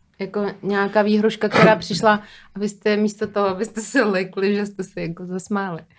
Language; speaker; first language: Czech; non-native, fluent; Slovak